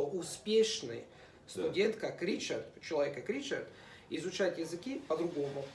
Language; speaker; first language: Russian; non-native, fluent; Italian